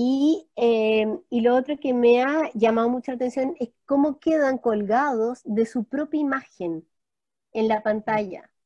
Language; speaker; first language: Spanish; native; Spanish